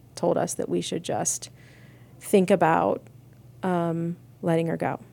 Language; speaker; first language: English; native; English